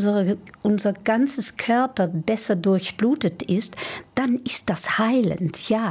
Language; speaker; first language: German; non-native, fluent; Dutch